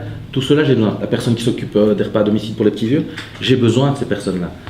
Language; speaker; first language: French; native; French